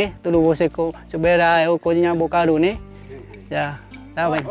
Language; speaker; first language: Portuguese; non-native, learner; Vietnamese